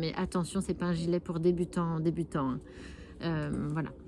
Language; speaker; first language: French; native; French